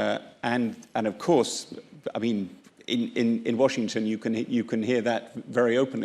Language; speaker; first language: English; native; English